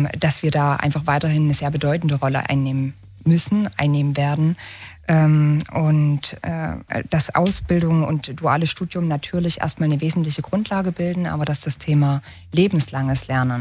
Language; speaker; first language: German; native; German